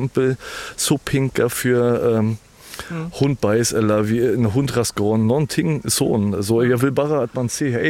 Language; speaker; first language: Swedish; non-native, learner; German